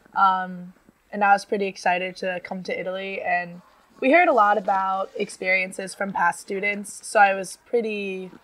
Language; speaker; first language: English; native; English